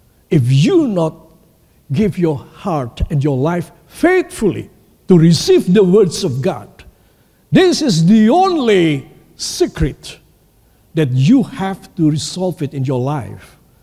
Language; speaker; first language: English; non-native, fluent; Indonesian